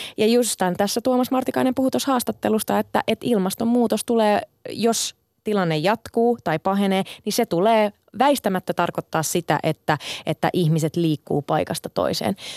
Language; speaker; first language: Finnish; early bilingual, other home language; Sinhala